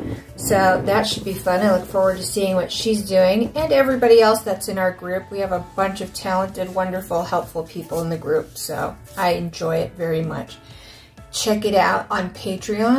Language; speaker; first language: English; native; English